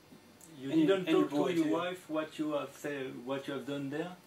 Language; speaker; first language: English; non-native, learner; French